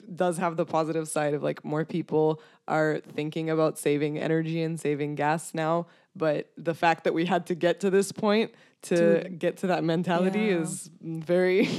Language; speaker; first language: English; non-native, fluent; Romanian